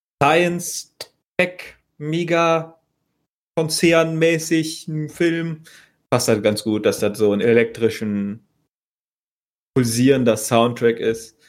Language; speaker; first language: German; native; German